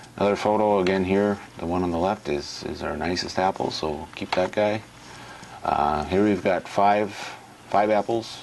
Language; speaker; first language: English; native; English